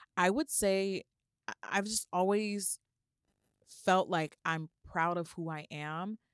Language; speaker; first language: English; early bilingual, other home language; Yoruba